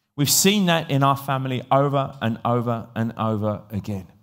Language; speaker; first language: English; native; English